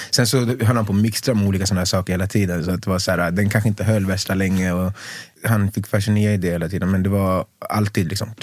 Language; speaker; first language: Swedish; native; Swedish